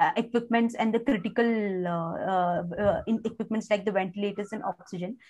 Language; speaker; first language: English; non-native, local second language; Kannada